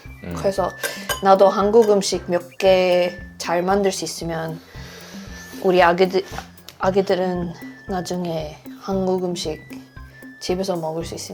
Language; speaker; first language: Korean; non-native, fluent; Swedish